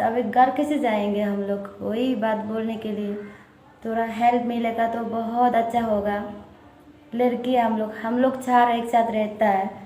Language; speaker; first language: Hindi; non-native, local second language; Chakma